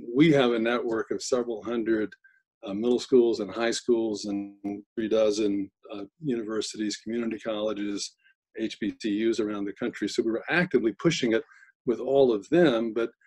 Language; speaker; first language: English; native; English